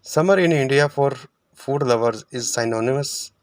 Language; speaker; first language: English; non-native, local second language; Punjabi